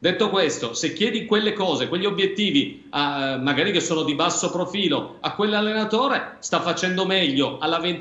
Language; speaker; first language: Italian; native; Italian